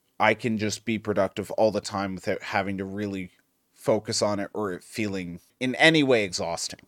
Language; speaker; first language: English; native; English